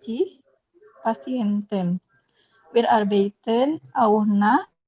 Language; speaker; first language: German; non-native, learner; Indonesian